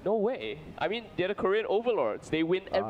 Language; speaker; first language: English; native; English